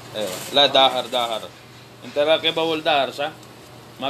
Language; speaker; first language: Arabic; non-native, learner; Filipino